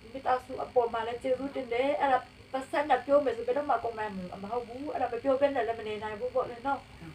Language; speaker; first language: Burmese; non-native, local second language; Hakha Chin